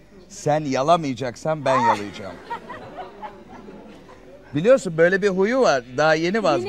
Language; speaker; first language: Turkish; native; Turkish